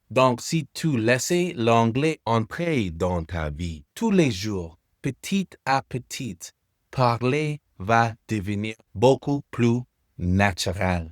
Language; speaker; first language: French; non-native, fluent; English